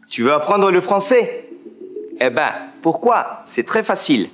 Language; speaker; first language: French; non-native, fluent; Spanish